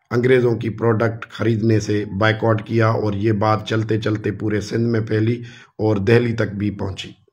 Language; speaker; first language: Urdu; non-native, local second language; Sindhi